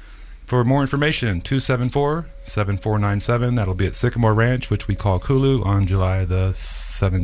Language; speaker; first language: English; native; English